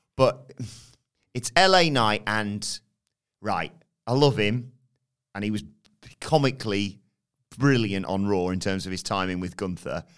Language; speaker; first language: English; native; English